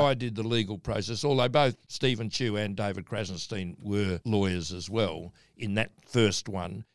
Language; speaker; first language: English; native; English